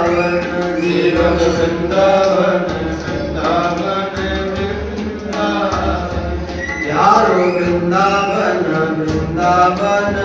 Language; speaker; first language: Hindi; native; Hindi